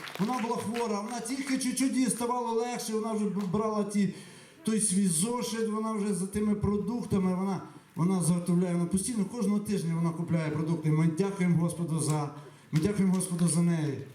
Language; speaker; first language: Ukrainian; native; Ukrainian